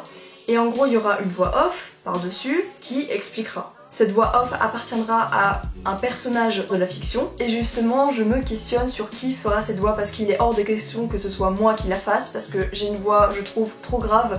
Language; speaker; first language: French; native; French